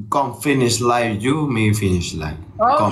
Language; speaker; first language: English; non-native, learner; Spanish